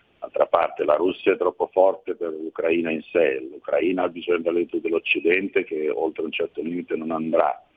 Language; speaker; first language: Italian; native; Italian